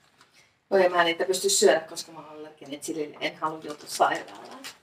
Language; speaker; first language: Finnish; native; Finnish